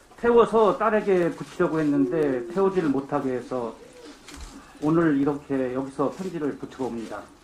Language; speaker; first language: Korean; native; Korean